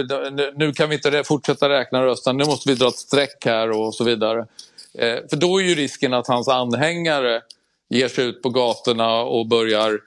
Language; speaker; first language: Swedish; native; Swedish